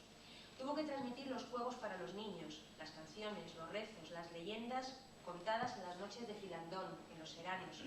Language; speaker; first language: Spanish; native; Spanish